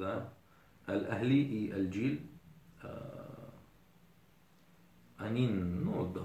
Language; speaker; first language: Russian; early bilingual, heritage; Arabic